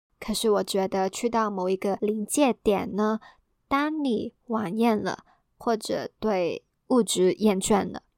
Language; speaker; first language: Chinese; non-native, local second language; Cantonese